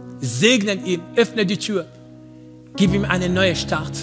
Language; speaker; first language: German; non-native, learner; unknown